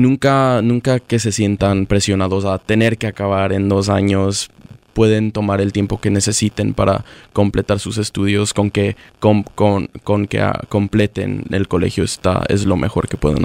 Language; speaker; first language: Spanish; early bilingual, other home language; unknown